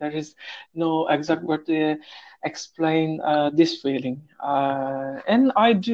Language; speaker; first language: English; non-native, fluent; Turkish